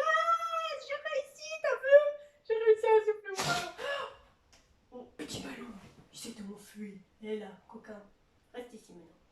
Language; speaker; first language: French; native; French